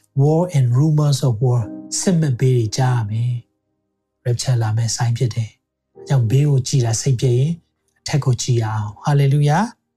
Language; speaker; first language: Burmese; native; Burmese